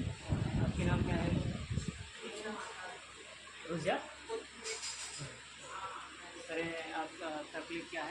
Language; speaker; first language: Hindi; non-native, local second language; Telugu